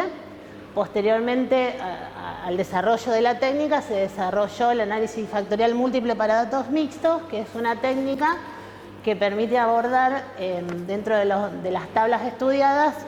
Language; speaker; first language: Spanish; native; Spanish